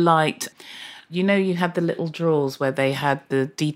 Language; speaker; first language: English; native; English